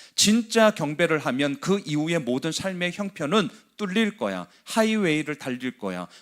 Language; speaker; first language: Korean; native; Korean